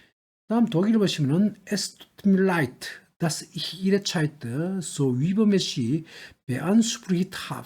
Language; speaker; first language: German; non-native, learner; Korean